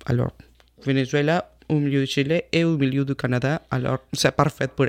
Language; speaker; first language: French; non-native, fluent; Spanish